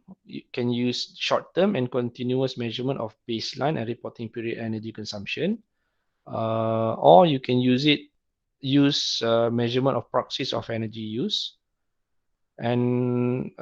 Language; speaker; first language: English; non-native, local second language; Malay